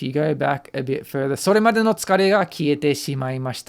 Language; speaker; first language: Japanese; non-native, fluent; English